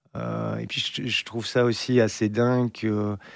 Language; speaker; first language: French; native; French